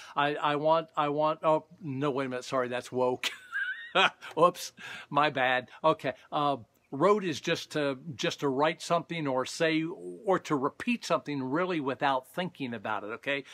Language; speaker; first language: English; native; English